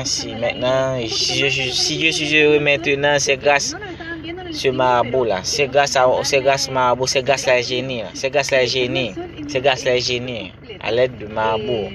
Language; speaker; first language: French; non-native, learner; Haitian Creole